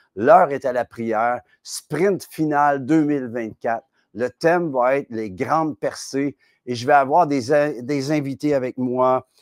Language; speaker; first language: French; native; French